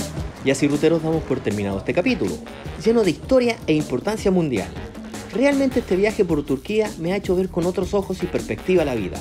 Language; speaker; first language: Spanish; native; Spanish